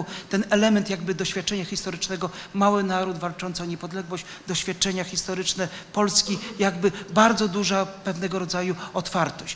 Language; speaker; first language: Polish; native; Polish